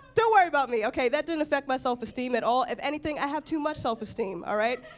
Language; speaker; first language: English; native; English